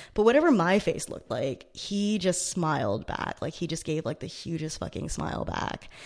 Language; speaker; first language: English; native; English